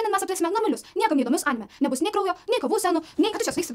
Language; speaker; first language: Lithuanian; native; Lithuanian